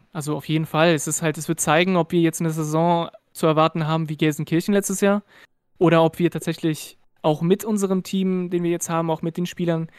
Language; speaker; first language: German; non-native, fluent; French